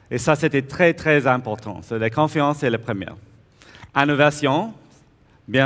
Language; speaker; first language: French; non-native, learner; English